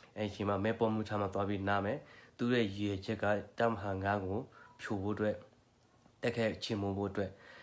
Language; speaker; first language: Burmese; non-native, local second language; S'gaw Karen